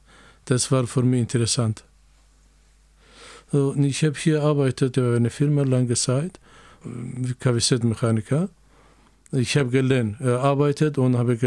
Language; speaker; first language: German; non-native, learner; Azerbaijani